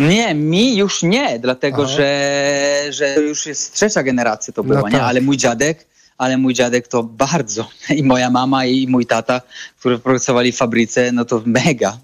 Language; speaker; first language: Polish; non-native, fluent; Italian